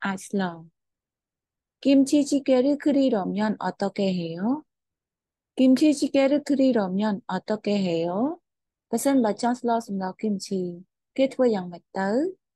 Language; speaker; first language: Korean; non-native, fluent; Khmer